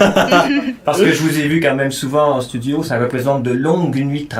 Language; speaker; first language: French; native; French